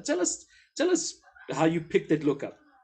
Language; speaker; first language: English; native; English